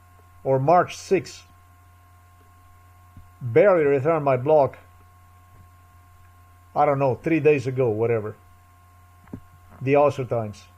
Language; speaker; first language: English; non-native, fluent; Slovenian